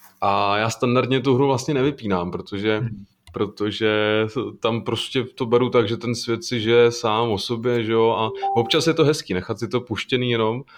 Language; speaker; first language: Czech; native; Czech